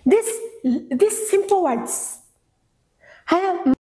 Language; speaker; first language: English; non-native, local second language; Swahili